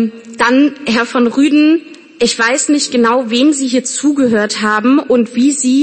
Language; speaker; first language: German; native; German